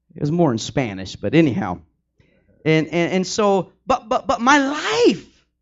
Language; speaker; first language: English; early bilingual, other home language; Spanish